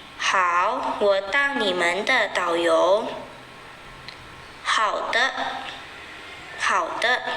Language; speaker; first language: Chinese; non-native, fluent; Indonesian